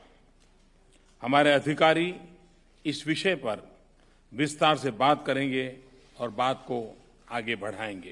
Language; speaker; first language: Hindi; non-native, local second language; Gujarati